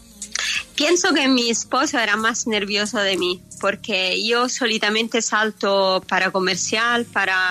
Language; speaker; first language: Spanish; non-native, fluent; Italian